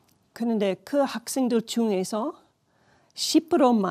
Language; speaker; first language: Korean; non-native, learner; English